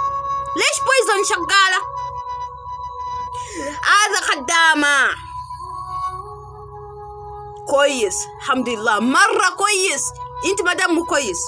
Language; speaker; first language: Arabic; non-native, learner; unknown